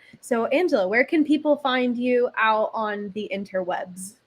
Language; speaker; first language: English; native; English